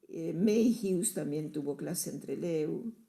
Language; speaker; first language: Spanish; native; Spanish